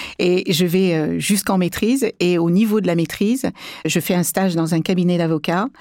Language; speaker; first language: French; early bilingual, other home language; Kabuverdianu